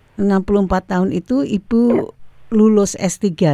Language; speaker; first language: Indonesian; native; Indonesian